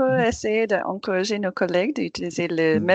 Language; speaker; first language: French; non-native, fluent; English